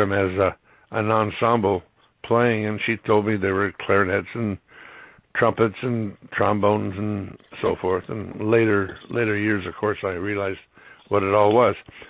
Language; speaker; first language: English; native; English